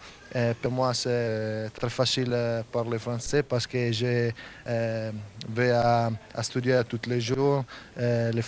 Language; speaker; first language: French; non-native, learner; Italian